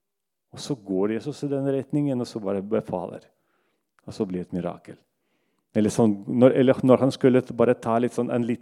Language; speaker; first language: Norwegian; non-native, local second language; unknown